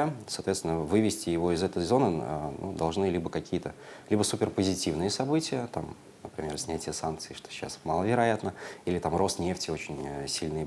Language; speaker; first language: Russian; native; Russian